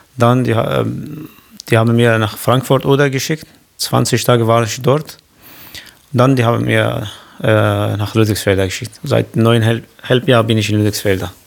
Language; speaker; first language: German; non-native, learner; Kurdish